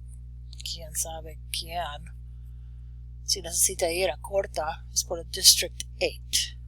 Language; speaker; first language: Spanish; non-native, learner; English